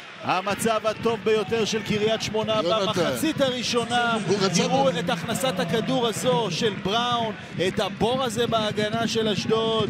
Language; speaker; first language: Hebrew; native; Hebrew